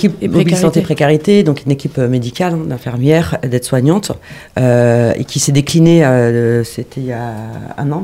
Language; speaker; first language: French; native; French